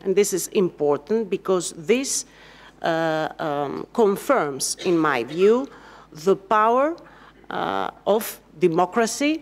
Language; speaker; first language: English; non-native, fluent; Greek